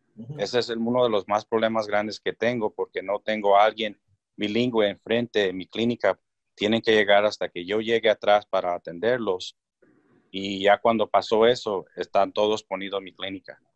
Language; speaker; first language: Spanish; early bilingual, heritage; Spanish